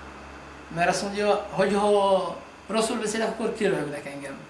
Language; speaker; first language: Hungarian; non-native, fluent; Arabic